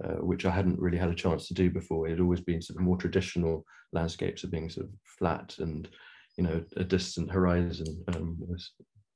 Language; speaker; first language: English; native; English